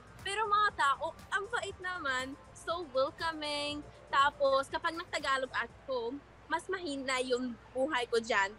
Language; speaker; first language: Filipino; non-native, learner; Arabic